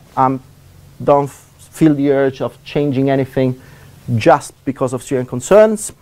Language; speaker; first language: English; non-native, fluent; Italian